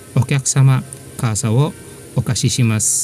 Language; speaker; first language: Japanese; non-native, fluent; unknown